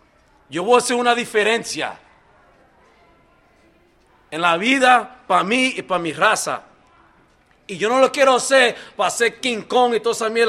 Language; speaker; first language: Spanish; early bilingual, heritage; Spanish